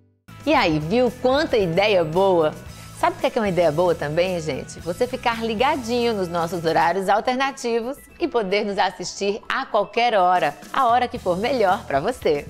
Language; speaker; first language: Portuguese; native; Portuguese